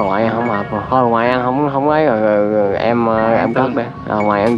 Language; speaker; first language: Vietnamese; native; Vietnamese